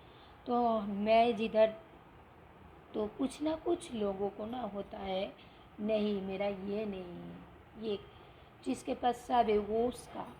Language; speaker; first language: Hindi; non-native, local second language; Bangla